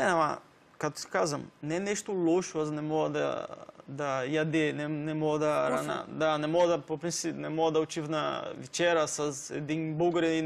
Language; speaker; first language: Bulgarian; non-native, learner; Portuguese